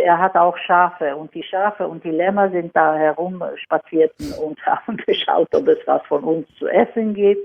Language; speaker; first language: German; non-native, fluent; Swedish